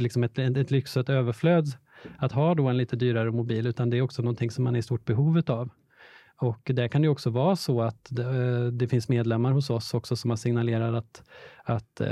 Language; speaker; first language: Swedish; native; Swedish